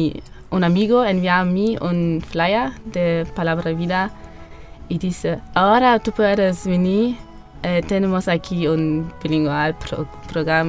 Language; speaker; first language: Spanish; non-native, learner; German